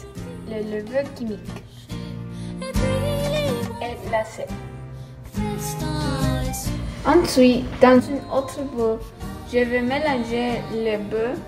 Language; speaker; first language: French; non-native, learner; English